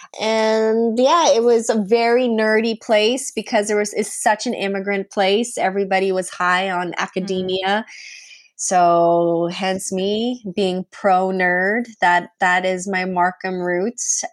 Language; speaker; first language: English; non-native, fluent; Punjabi